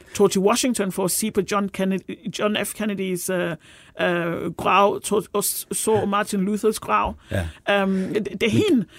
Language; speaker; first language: Danish; non-native, fluent; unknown